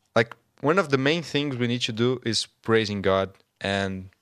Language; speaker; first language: English; non-native, learner; Portuguese